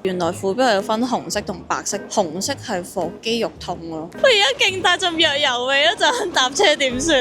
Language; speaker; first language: Cantonese; native; Cantonese